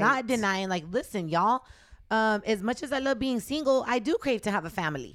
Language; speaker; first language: English; early bilingual, other home language; Spanish